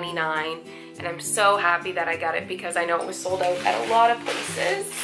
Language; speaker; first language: English; native; English